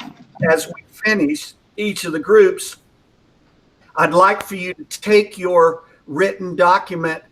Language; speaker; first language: English; native; English